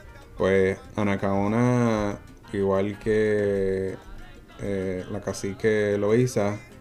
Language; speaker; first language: Spanish; native; Spanish